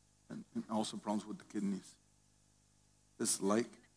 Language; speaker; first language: English; non-native, learner; Spanish